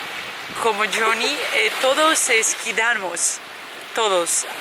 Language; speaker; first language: Spanish; non-native, learner; Serbian